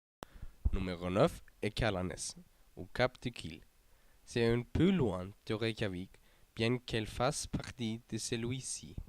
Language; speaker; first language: French; non-native, learner; Icelandic